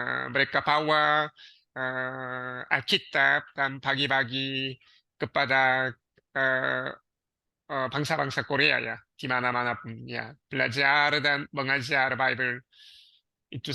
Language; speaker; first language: Indonesian; non-native, learner; Korean